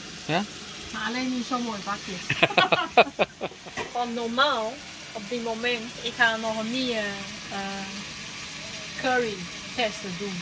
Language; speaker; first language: Dutch; non-native, learner; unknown